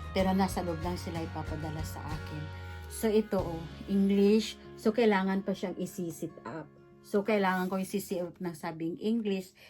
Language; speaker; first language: Filipino; native; Filipino